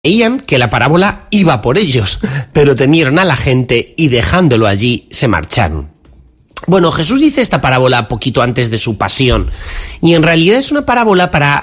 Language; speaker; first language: Spanish; native; Spanish